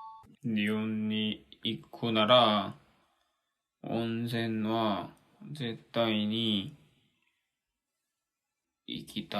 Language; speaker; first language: Japanese; non-native, learner; Korean